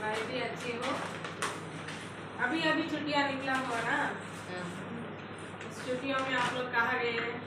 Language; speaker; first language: Hindi; non-native, local second language; Telugu